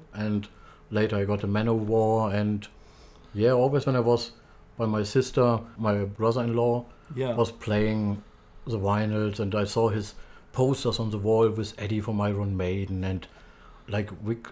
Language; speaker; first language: English; non-native, learner; German